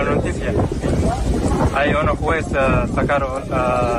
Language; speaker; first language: Spanish; non-native, learner; Arabic